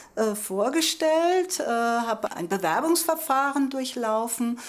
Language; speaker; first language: German; native; German